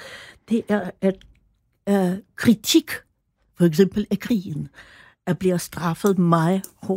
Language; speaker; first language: Danish; non-native, fluent; Russian